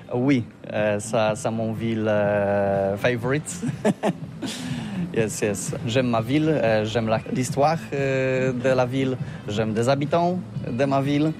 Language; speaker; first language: French; non-native, learner; Polish